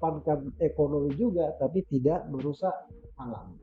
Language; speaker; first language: Indonesian; native; Indonesian